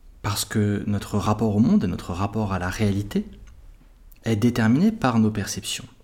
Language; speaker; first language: French; native; French